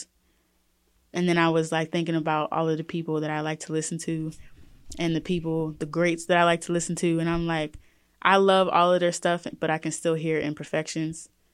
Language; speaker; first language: English; native; English